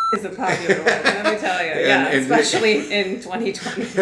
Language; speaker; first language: English; native; English